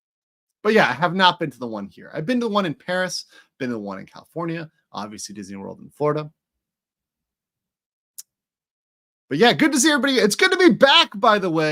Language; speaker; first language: English; native; English